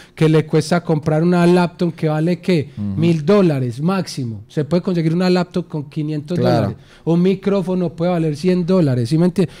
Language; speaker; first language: Spanish; native; Spanish